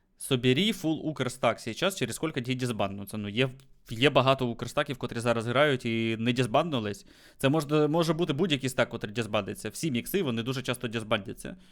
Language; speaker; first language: Ukrainian; native; Ukrainian